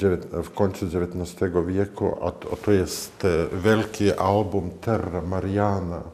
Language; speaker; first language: Polish; non-native, fluent; Latvian